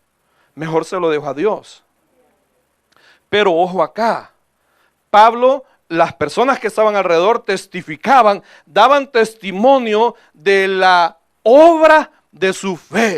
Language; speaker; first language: Spanish; native; Spanish